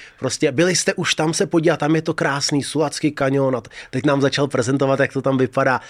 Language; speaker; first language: Czech; early bilingual, other home language; Russian